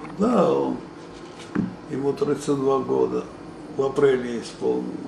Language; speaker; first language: Russian; non-native, local second language; Georgian